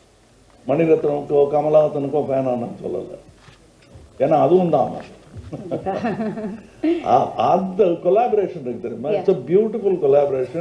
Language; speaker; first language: Tamil; native; Tamil